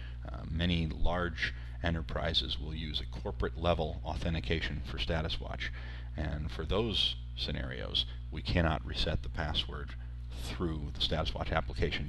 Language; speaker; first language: English; native; English